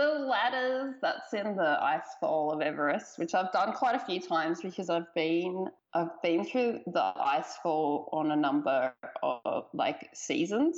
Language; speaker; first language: English; native; English